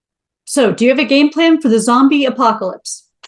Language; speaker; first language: English; native; English